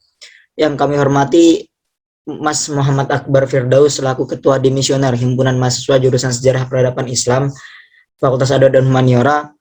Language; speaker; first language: Malay; native; Malay